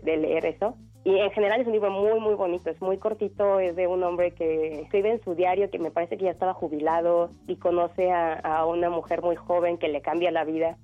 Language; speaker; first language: Spanish; native; Spanish